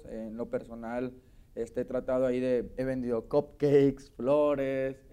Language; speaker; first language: Spanish; native; Spanish